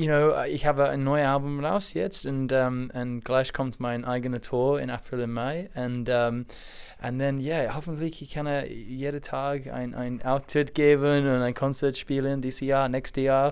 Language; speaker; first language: German; non-native, learner; English